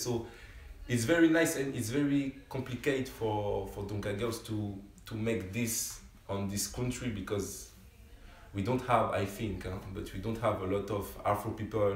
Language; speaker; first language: English; non-native, learner; French